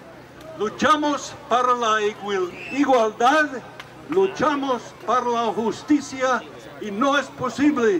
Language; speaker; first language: Spanish; non-native, fluent; English